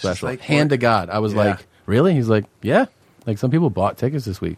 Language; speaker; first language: English; native; English